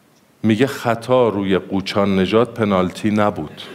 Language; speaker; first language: Persian; native; Persian